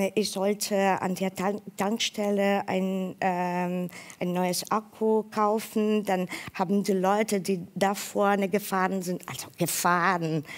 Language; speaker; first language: German; non-native, fluent; Ukrainian